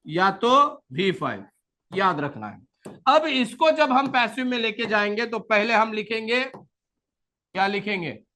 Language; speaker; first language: Hindi; non-native, local second language; Marathi